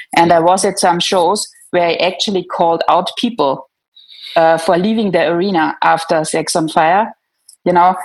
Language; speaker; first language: English; non-native, fluent; German